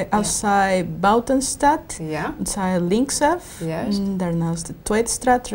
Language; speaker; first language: Dutch; non-native, learner; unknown